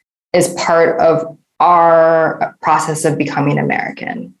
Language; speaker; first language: English; native; English